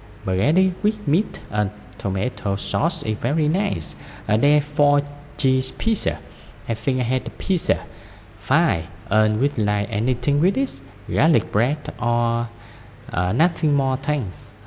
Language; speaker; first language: English; non-native, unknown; Vietnamese